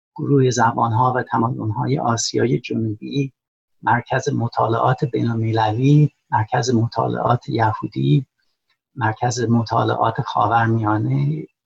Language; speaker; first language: Persian; non-native, fluent; English